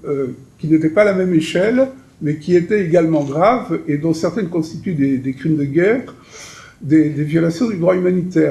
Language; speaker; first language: French; native; French